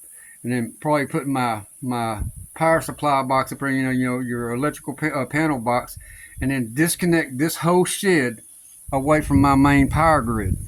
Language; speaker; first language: English; native; English